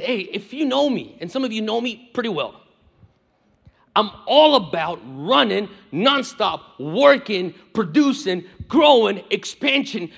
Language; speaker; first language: English; non-native, fluent; Portuguese